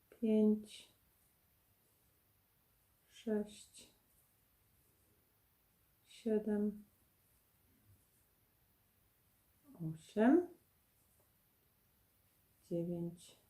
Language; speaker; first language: Polish; native; Polish